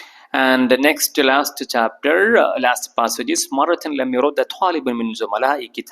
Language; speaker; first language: Arabic; non-native, fluent; Malayalam